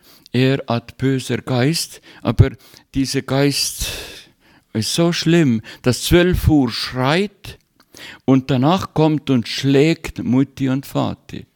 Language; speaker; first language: German; non-native, learner; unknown